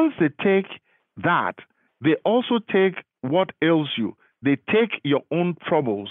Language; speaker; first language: English; non-native, local second language; Yoruba